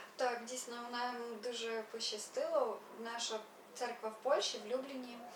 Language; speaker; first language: Ukrainian; native; Ukrainian